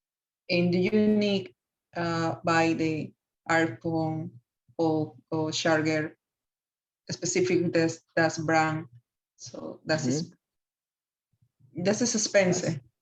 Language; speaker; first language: English; non-native, learner; Spanish